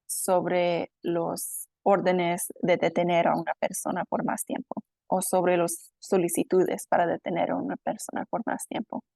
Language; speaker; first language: Spanish; non-native, fluent; English